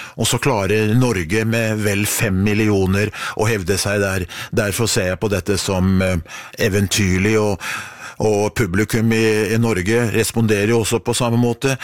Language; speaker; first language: Norwegian; native; Norwegian